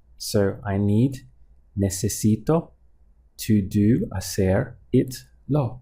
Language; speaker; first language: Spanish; non-native, fluent; English